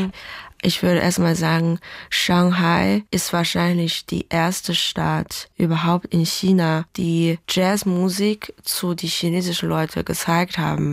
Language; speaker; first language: German; non-native, fluent; Chinese